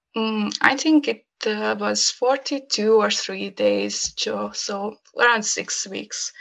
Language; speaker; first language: English; non-native, learner; Hungarian